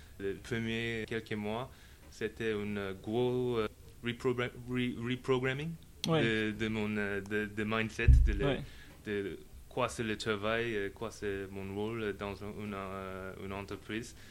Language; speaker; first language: French; non-native, learner; English